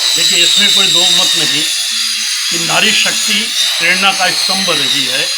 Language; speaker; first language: Hindi; non-native, local second language; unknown